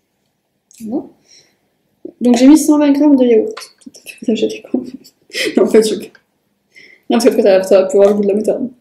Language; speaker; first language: French; native; French